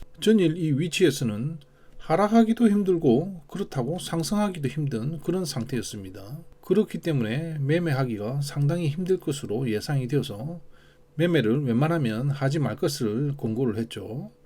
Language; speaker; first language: Korean; native; Korean